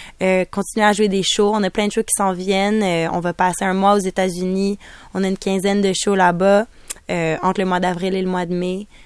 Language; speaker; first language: French; native; French